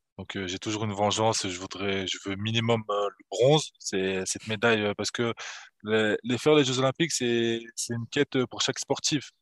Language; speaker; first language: French; early bilingual, other home language; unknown